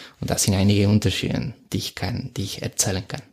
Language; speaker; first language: German; non-native, fluent; Spanish